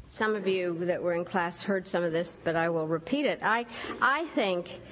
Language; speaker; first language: English; early bilingual, other home language; Czech